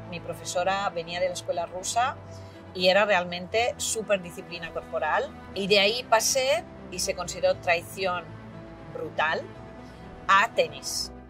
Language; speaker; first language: Spanish; non-native, fluent; Italian